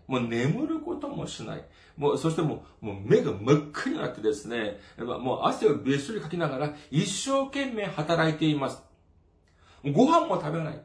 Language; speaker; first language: Japanese; non-native, fluent; Korean